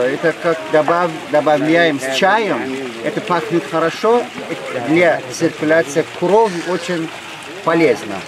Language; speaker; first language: Russian; non-native, learner; Persian